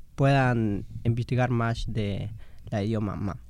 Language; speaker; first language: Spanish; non-native, local second language; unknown